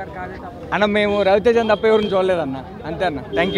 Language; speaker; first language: Telugu; native; Telugu